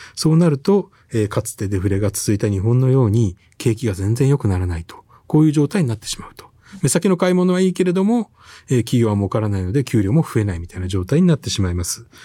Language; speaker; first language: Japanese; native; Japanese